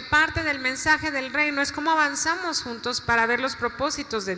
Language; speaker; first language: Spanish; native; Spanish